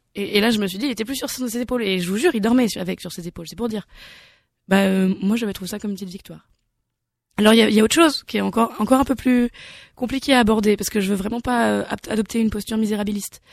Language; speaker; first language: French; native; French